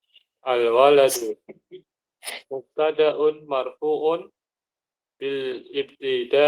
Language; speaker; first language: Arabic; non-native, learner; Indonesian